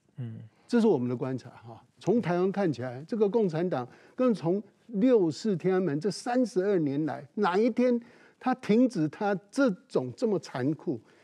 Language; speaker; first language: Chinese; native; Chinese